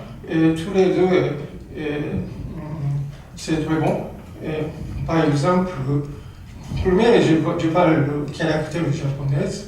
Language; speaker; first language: French; non-native, learner; Japanese